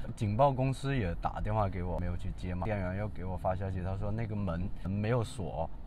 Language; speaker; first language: Chinese; native; Chinese